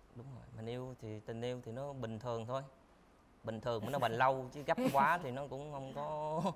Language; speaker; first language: Vietnamese; native; Vietnamese